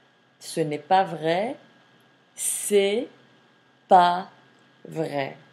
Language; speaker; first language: French; non-native, fluent; English